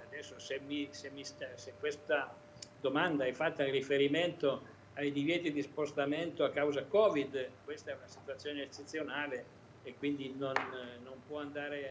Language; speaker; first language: Italian; native; Italian